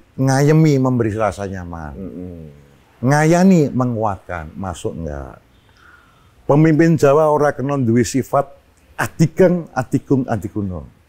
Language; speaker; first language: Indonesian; non-native, local second language; Javanese